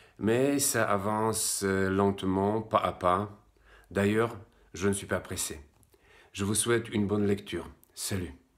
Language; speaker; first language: French; non-native, fluent; Polish